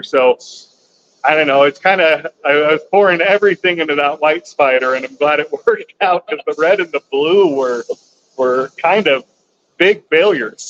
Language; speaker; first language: English; native; English